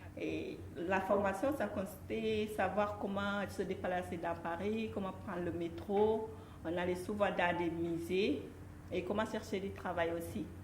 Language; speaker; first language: French; non-native, local second language; Fula